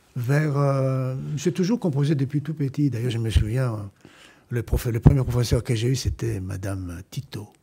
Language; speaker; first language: French; non-native, fluent; Greek